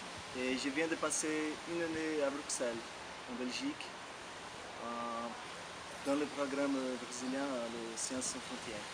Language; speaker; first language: French; non-native, fluent; Portuguese